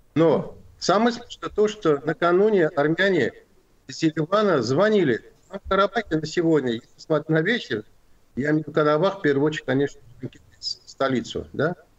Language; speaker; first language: Russian; non-native, local second language; Azerbaijani